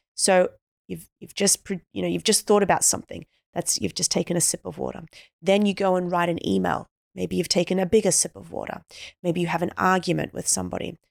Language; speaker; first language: English; native; English